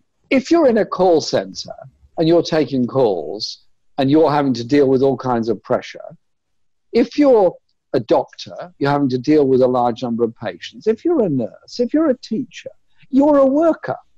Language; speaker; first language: English; native; English